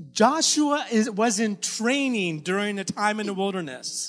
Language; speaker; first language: English; native; English